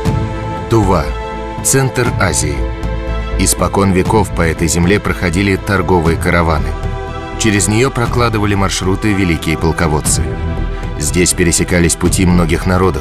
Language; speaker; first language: Russian; native; Russian